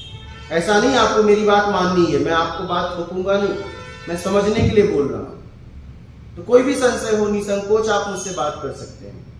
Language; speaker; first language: Hindi; native; Hindi